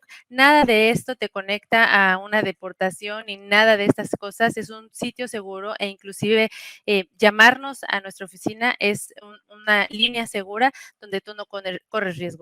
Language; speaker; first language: Spanish; native; Spanish